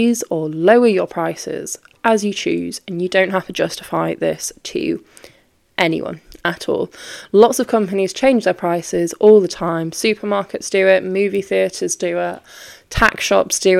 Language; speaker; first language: English; native; English